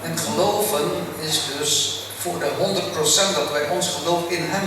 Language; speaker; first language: Dutch; early bilingual, other home language; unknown